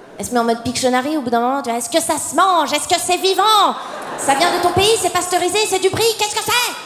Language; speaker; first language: French; native; French